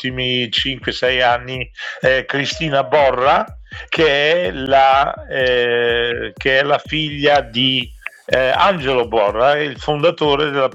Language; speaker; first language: Italian; early bilingual, other home language; Dutch